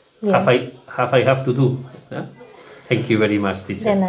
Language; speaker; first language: English; non-native, learner; Spanish